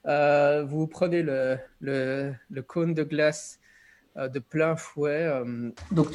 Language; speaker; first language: French; native; French